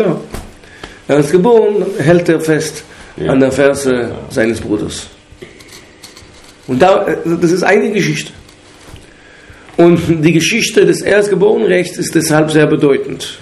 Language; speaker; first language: German; non-native, fluent; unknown